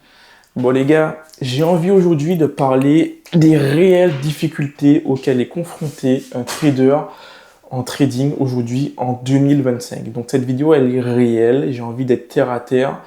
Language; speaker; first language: French; native; French